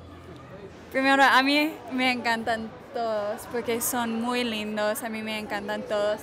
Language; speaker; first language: Spanish; non-native, fluent; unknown